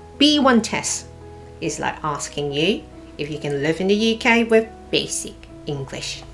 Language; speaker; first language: English; non-native, fluent; Cantonese